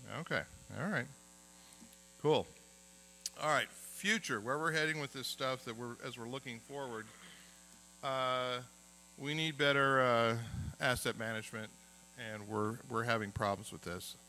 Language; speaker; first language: English; native; English